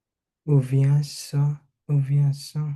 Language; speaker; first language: French; non-native, learner; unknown